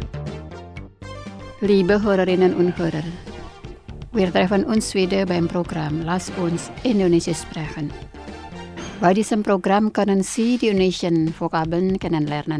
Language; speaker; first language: German; non-native, fluent; Indonesian